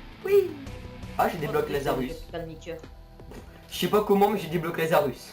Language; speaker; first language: French; native; French